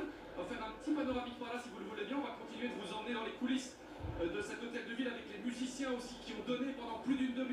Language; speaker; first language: French; native; French